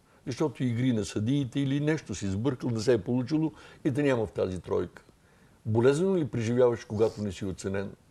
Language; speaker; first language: Bulgarian; native; Bulgarian